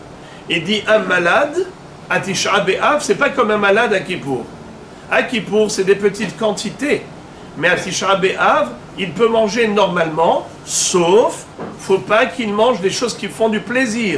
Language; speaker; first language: French; native; French